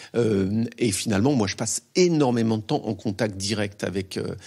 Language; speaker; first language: French; native; French